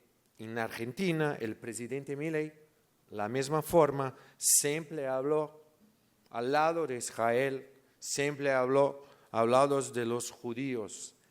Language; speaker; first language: Spanish; non-native, learner; Portuguese